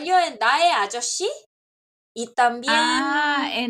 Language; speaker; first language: Spanish; non-native, local second language; Korean